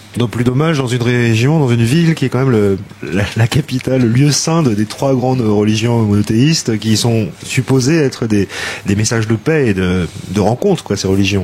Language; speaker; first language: French; native; French